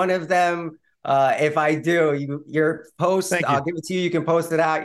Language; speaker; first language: English; native; English